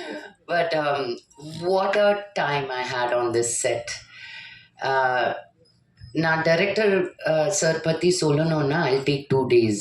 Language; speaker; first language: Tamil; non-native, local second language; Telugu